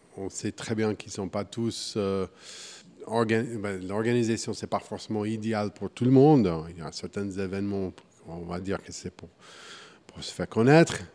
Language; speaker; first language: French; non-native, fluent; English